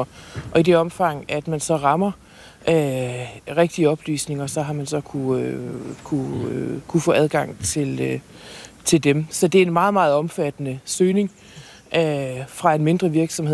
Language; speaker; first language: Danish; native; Danish